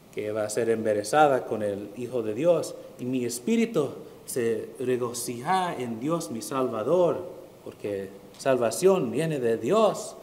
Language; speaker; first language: Spanish; early bilingual, heritage; Spanish